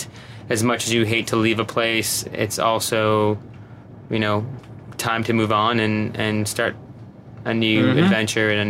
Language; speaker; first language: English; native; English